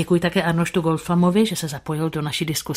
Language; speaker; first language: Czech; native; Czech